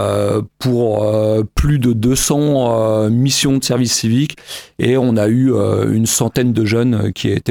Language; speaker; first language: French; native; French